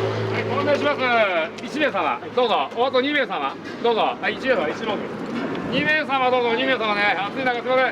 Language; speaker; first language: Japanese; native; Japanese